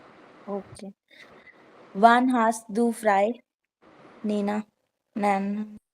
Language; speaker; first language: German; non-native, learner; Hindi